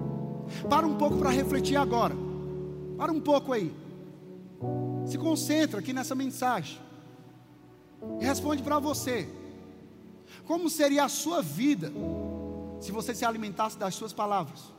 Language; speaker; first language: Portuguese; native; Portuguese